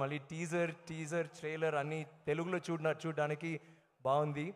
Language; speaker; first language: Telugu; non-native, learner; Tamil